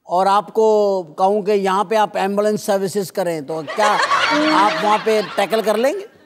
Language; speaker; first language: Urdu; native; Urdu